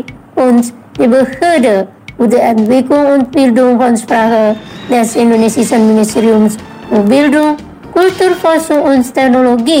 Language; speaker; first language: German; non-native, learner; Indonesian